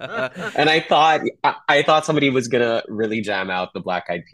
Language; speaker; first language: English; non-native, local second language; Filipino